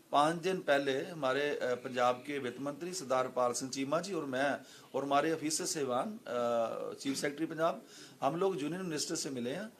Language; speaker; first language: Hindi; non-native, local second language; Punjabi